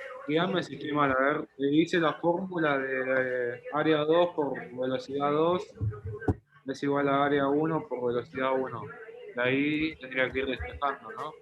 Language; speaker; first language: Spanish; native; Spanish